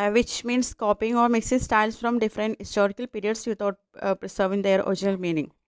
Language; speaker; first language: English; non-native, local second language; Malayalam